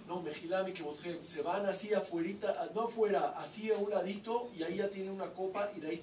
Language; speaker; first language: Spanish; native; Spanish